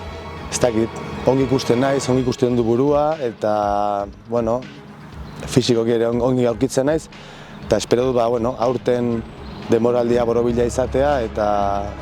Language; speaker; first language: Basque; non-native, local second language; Spanish